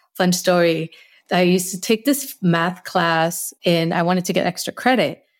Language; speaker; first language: English; early bilingual, other home language; Spanish